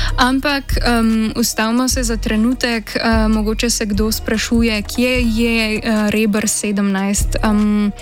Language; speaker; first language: Slovenian; native; Slovenian